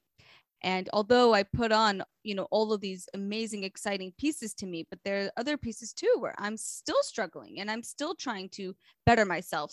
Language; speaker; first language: English; native; English